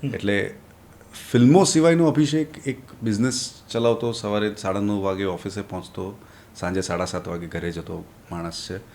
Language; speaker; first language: Gujarati; non-native, local second language; Marwari